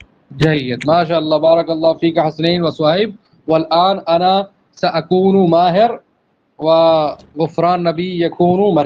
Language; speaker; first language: Arabic; non-native, fluent; Urdu